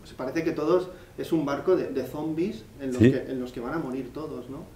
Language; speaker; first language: Spanish; native; Spanish